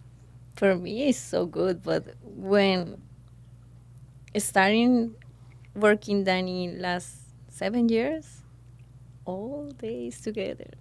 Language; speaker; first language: English; non-native, learner; Spanish